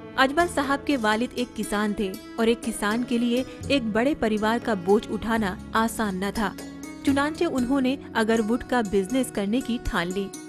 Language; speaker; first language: Hindi; native; Hindi